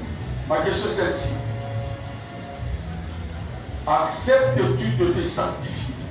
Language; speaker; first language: French; non-native, local second language; Lingala